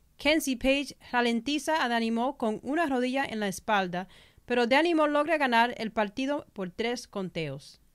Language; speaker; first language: Spanish; early bilingual, heritage; Spanish